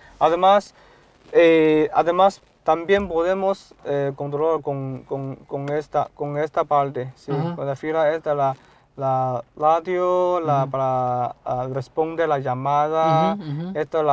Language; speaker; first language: Spanish; non-native, learner; Chinese